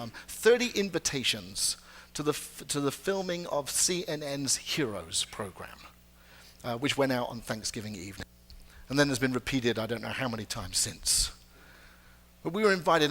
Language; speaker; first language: English; native; English